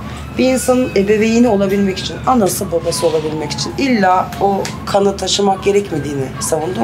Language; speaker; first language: Turkish; native; Turkish